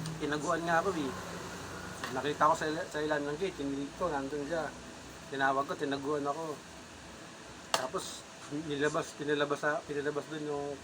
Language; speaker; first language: Filipino; native; Filipino